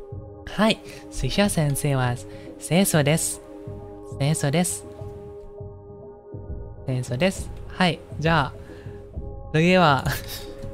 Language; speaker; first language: Japanese; non-native, learner; Indonesian